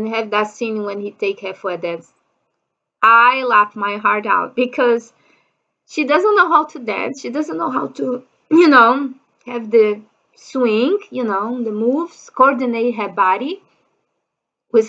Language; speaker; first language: English; non-native, fluent; Portuguese